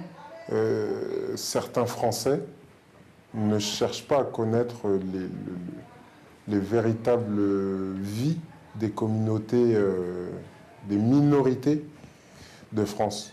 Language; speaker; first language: French; native; French